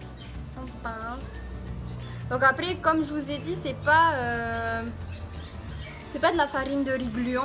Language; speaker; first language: French; native; French